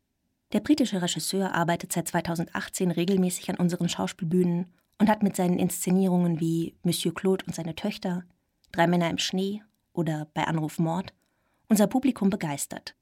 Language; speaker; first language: German; native; German